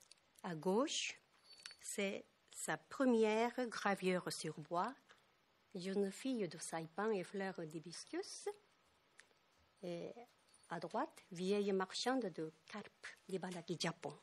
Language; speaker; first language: French; non-native, fluent; Japanese